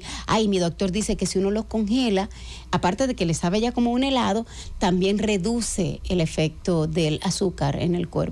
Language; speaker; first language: Spanish; native; Spanish